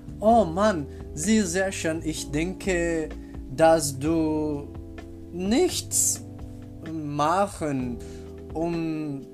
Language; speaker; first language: German; non-native, learner; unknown